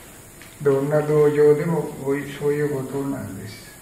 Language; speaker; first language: Japanese; non-native, fluent; Sinhala